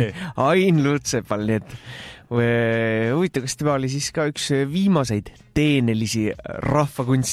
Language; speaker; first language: Estonian; native; Estonian